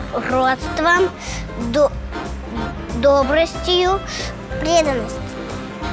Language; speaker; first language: Russian; non-native, local second language; Uzbek